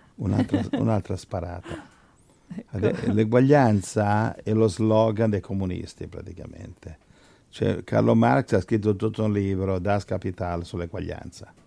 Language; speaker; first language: Italian; native; Italian